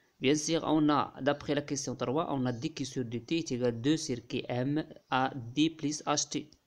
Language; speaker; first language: French; non-native, local second language; Arabic